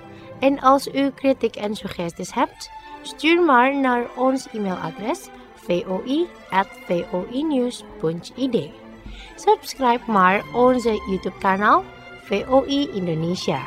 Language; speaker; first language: Dutch; non-native, learner; Indonesian